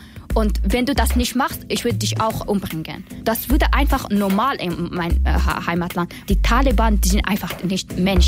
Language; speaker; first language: German; non-native, learner; Persian